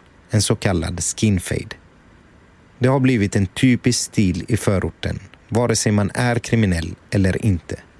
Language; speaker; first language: Swedish; native; Swedish